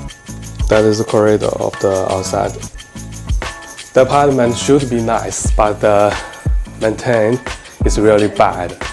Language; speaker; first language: English; non-native, learner; Chinese